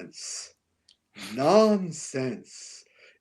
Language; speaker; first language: English; native; English